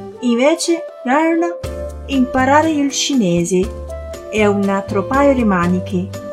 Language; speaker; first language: Italian; non-native, fluent; Chinese